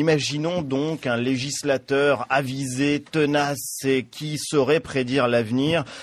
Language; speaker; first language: French; native; French